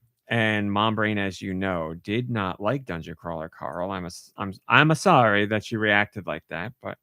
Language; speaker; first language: English; native; English